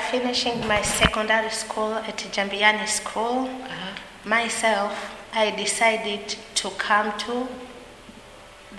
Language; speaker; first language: English; non-native, learner; Swahili